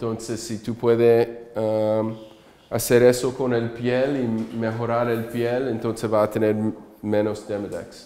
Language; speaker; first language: Spanish; early bilingual, heritage; English